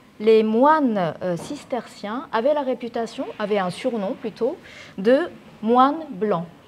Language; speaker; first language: French; non-native, fluent; Japanese